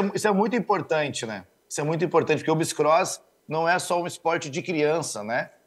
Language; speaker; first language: Portuguese; native; Portuguese